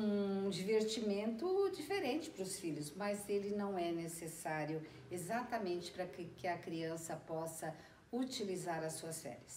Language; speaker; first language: Portuguese; native; Portuguese